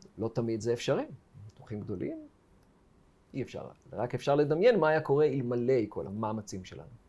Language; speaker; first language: Hebrew; native; Hebrew